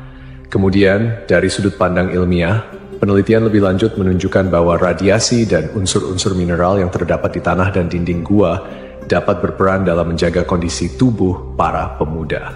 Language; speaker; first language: Indonesian; native; Indonesian